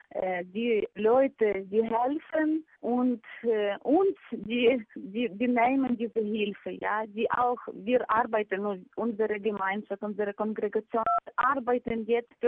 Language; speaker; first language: German; non-native, fluent; Ukrainian